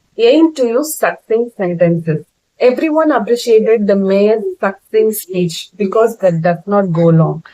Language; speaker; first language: English; non-native, local second language; Tamil